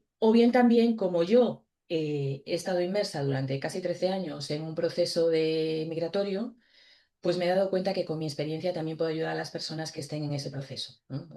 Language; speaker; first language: Spanish; native; Spanish